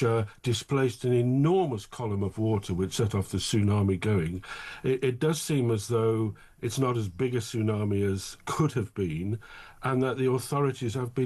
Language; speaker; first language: English; native; English